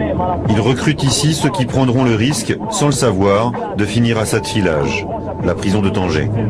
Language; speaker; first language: French; native; French